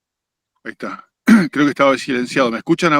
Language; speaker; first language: Spanish; native; Spanish